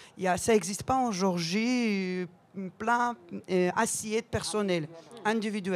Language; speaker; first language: French; non-native, learner; Georgian